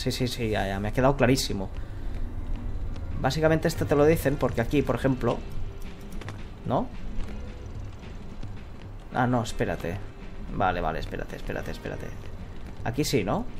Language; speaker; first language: Spanish; native; Spanish